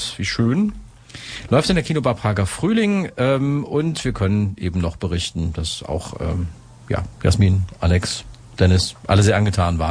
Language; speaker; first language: German; native; German